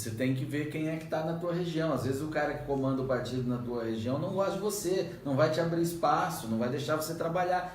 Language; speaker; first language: Portuguese; native; Portuguese